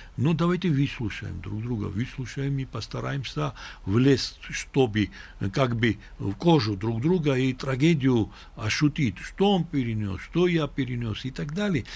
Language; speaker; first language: Russian; non-native, local second language; Georgian